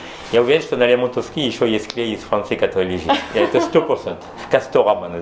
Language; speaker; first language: Russian; non-native, learner; French